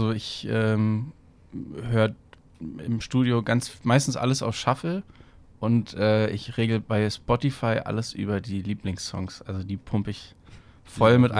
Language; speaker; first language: German; native; German